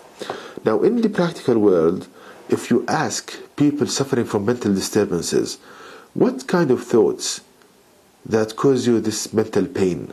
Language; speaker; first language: English; non-native, fluent; Arabic